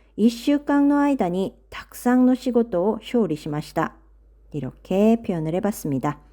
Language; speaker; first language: Korean; native; Korean